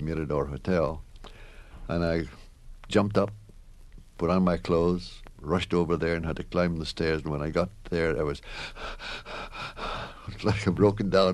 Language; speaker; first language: English; native; English